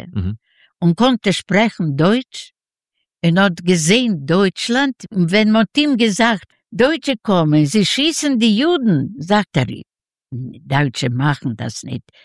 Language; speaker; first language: German; non-native, learner; Yiddish